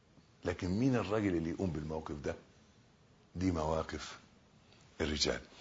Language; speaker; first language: Arabic; native; Arabic